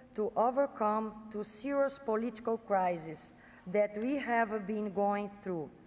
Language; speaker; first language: English; non-native, fluent; Portuguese